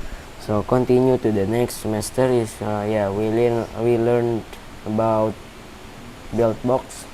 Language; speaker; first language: English; non-native, learner; Indonesian